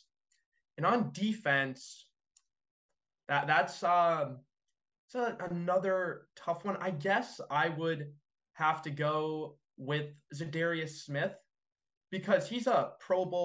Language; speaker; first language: English; native; English